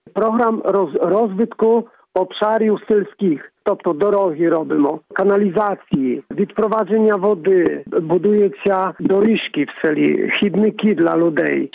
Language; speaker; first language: Ukrainian; early bilingual, heritage; Ukrainian